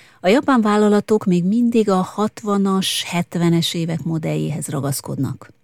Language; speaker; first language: Hungarian; native; Hungarian